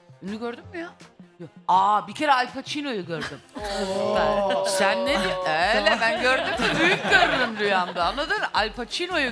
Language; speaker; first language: Turkish; native; Turkish